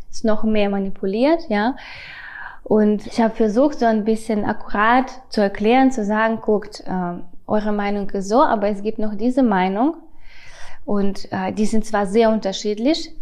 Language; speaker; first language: German; non-native, fluent; Russian